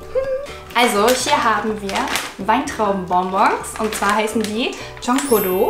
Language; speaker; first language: German; native; German